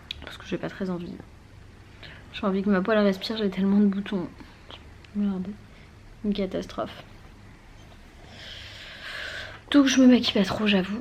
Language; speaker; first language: French; native; French